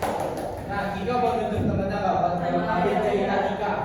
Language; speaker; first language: Indonesian; native; Indonesian